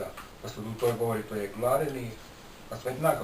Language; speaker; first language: Bulgarian; non-native, learner; Finnish